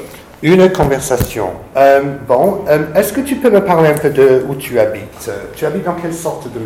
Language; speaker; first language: French; non-native, fluent; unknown